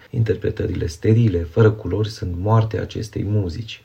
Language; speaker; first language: Romanian; native; Romanian